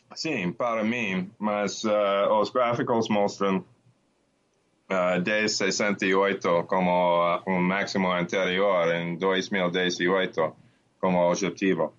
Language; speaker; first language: Portuguese; non-native, learner; Spanish